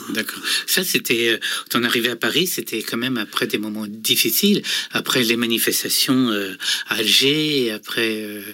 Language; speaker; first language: French; native; French